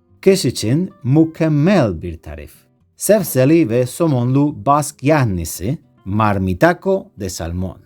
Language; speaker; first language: Turkish; non-native, learner; Spanish